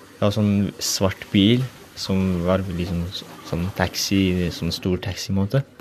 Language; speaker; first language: Norwegian; early bilingual, other home language; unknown